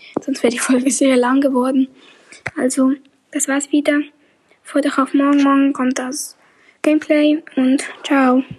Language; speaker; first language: German; native; German